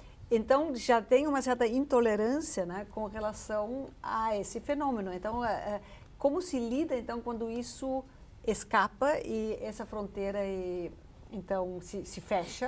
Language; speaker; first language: Portuguese; non-native, fluent; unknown